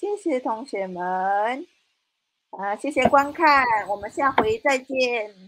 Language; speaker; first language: Chinese; non-native, fluent; Malay